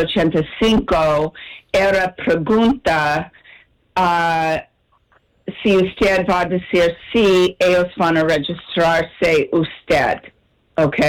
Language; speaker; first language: Spanish; non-native, learner; English